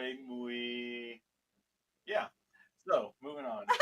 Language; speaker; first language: Spanish; non-native, learner; English